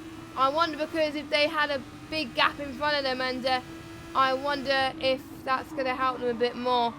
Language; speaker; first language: English; native; English